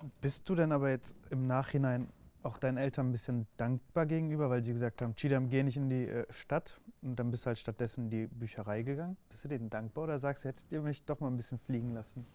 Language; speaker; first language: German; early bilingual, other home language; Turkish